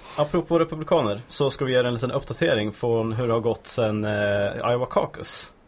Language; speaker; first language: Swedish; native; Swedish